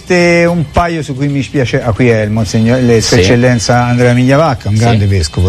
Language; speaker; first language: Italian; native; Italian